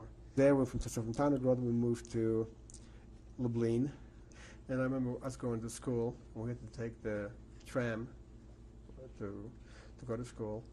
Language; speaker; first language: English; early bilingual, other home language; Yiddish